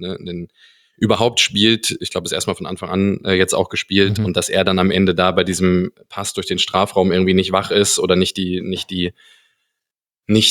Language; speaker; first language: German; native; German